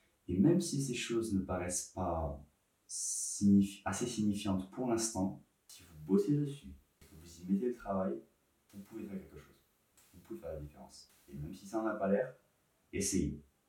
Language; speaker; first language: French; native; French